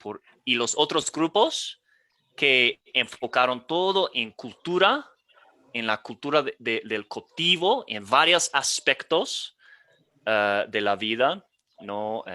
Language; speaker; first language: Spanish; non-native, fluent; English